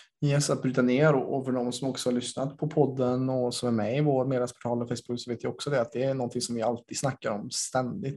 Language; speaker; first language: Swedish; native; Swedish